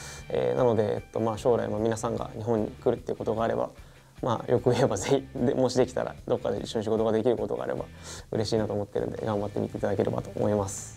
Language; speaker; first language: Japanese; native; Japanese